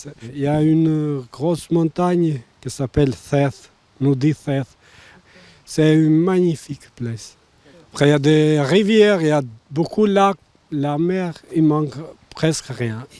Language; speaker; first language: French; non-native, learner; Albanian